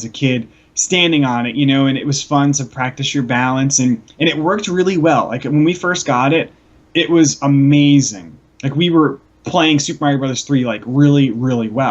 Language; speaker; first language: English; native; English